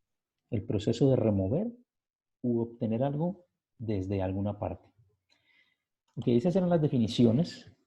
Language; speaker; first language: Spanish; native; Spanish